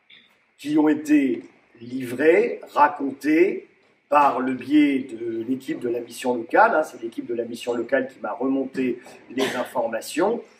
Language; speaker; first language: French; native; French